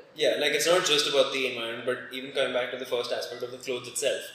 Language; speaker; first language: English; non-native, local second language; Hindi